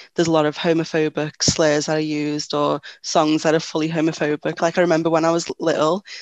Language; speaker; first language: English; native; English